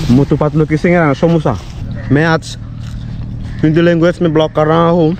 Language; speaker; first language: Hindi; non-native, learner; Chakma